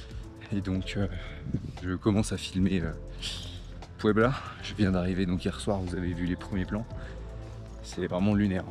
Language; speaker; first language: French; native; French